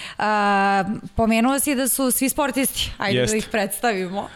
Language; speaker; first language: Serbian; native; Serbian